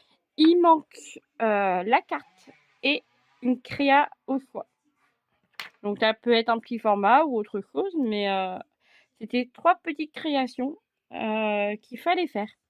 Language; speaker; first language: French; native; French